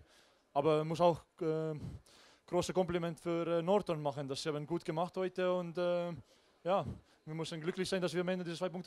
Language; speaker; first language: German; non-native, learner; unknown